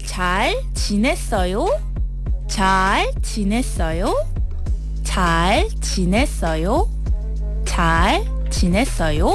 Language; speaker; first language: Korean; non-native, learner; Malay